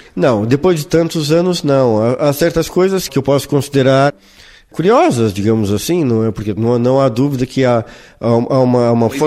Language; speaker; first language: Portuguese; native; Portuguese